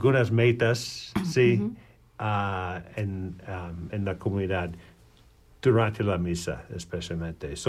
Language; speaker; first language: Spanish; non-native, learner; English